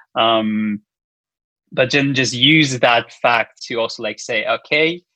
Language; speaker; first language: English; non-native, fluent; Luxembourgish